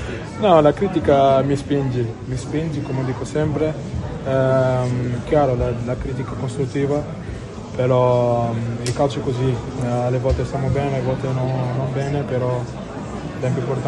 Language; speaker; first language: Italian; non-native, fluent; Portuguese